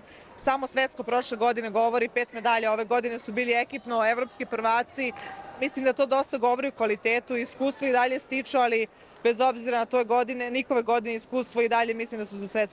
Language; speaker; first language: Serbian; native; Serbian